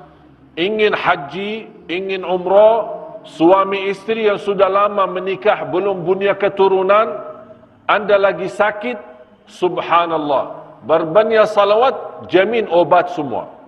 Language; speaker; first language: Indonesian; non-native, fluent; Arabic